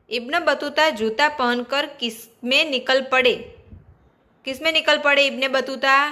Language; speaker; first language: Hindi; non-native, local second language; Gujarati